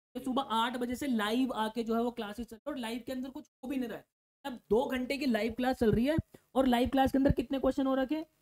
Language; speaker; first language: Hindi; native; Hindi